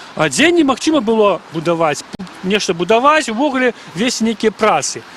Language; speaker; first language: Belarusian; non-native, local second language; Russian